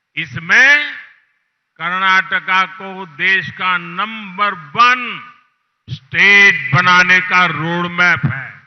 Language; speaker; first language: Hindi; non-native, local second language; Gujarati